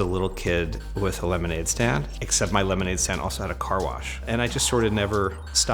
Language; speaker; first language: English; native; English